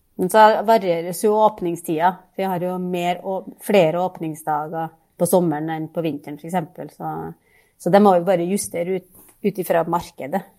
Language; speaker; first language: Norwegian; native; Norwegian